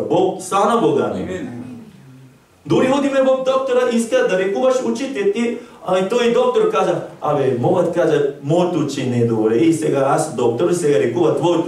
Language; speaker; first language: Bulgarian; non-native, learner; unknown